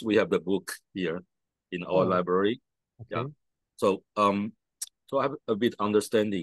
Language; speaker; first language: English; non-native, fluent; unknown